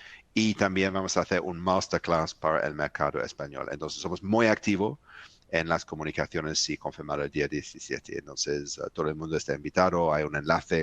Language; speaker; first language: Spanish; non-native, fluent; English